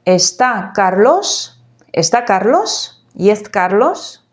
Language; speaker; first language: Spanish; non-native, fluent; Polish